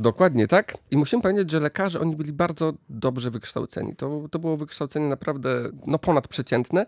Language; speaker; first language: Polish; native; Polish